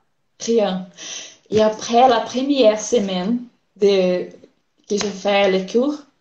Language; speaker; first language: French; non-native, learner; Portuguese